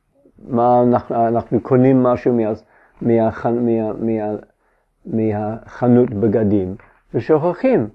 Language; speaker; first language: Hebrew; non-native, fluent; English